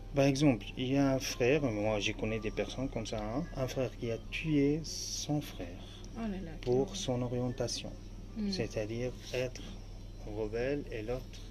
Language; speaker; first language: French; non-native, fluent; Arabic